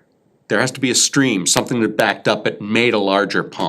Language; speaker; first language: English; native; English